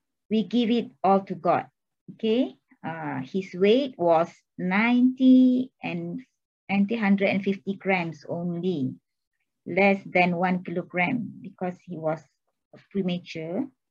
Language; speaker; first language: English; non-native, local second language; Malay